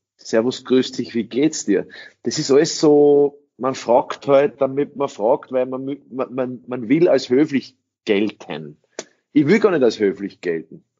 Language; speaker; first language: German; early bilingual, other home language; English